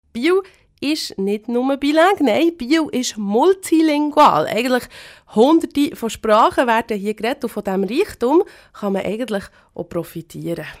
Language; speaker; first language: German; native; German